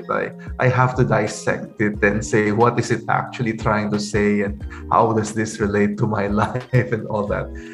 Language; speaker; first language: English; non-native, local second language; Pampanga